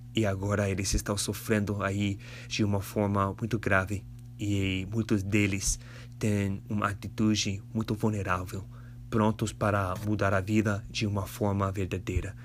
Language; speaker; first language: Portuguese; non-native, fluent; English